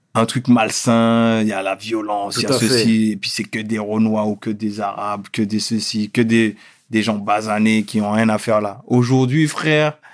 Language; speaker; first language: French; native; French